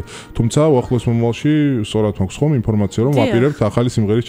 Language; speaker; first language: Georgian; native; Georgian